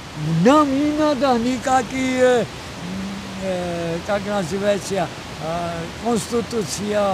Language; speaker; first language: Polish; non-native, learner; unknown